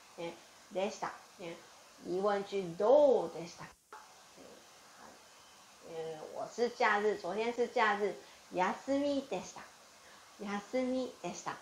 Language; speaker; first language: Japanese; non-native, fluent; Chinese